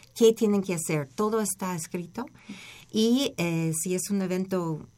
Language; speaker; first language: Spanish; non-native, fluent; English